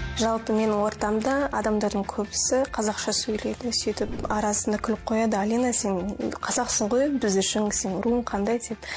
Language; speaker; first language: Kazakh; non-native, local second language; Russian